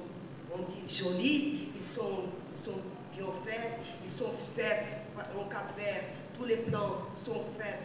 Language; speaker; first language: French; non-native, fluent; Portuguese